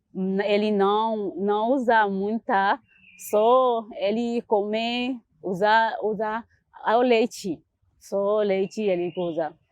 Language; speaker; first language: Portuguese; non-native, learner; Haitian Creole